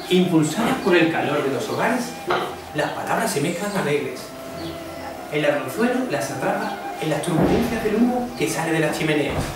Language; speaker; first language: Spanish; native; Spanish